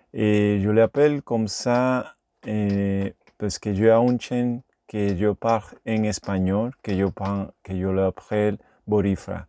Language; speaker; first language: French; non-native, learner; Spanish